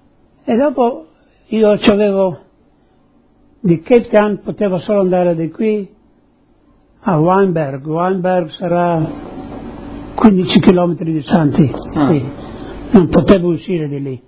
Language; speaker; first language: Italian; non-native, local second language; Friulian